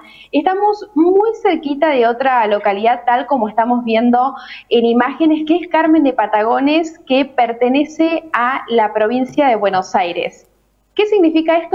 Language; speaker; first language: Spanish; native; Spanish